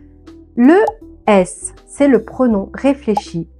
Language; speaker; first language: French; non-native, fluent; Italian